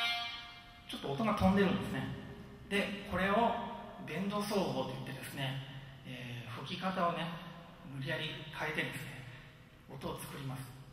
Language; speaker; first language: Japanese; native; Japanese